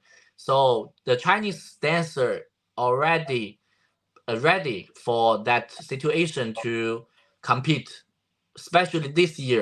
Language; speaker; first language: English; non-native, learner; Chinese